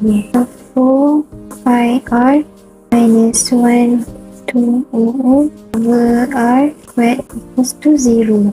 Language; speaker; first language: English; non-native, local second language; Malay